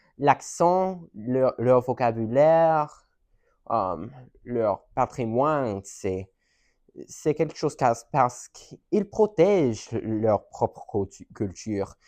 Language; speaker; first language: French; non-native, learner; English